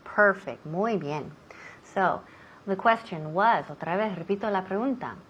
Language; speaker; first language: Spanish; non-native, fluent; English